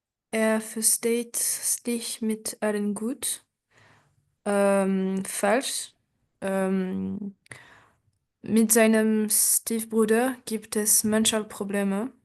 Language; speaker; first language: German; non-native, learner; French